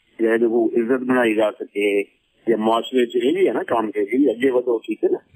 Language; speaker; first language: Punjabi; native; Punjabi